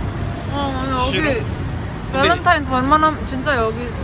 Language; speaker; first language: Korean; non-native, fluent; Indonesian